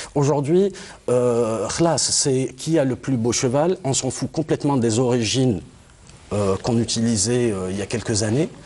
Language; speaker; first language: French; non-native, local second language; Arabic